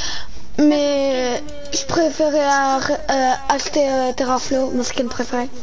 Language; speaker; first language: French; native; French